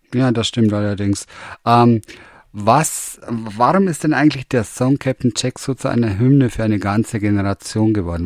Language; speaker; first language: German; native; German